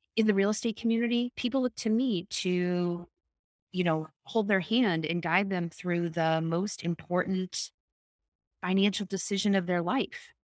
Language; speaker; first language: English; native; English